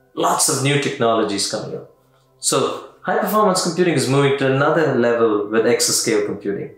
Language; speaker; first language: English; non-native, local second language; Tamil